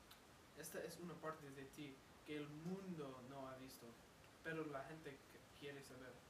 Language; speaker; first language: Spanish; non-native, learner; English